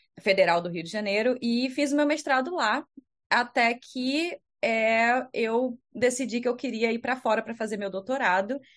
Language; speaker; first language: Portuguese; native; Portuguese